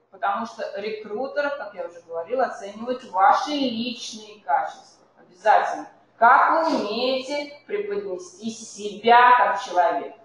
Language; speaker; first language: Russian; native; Russian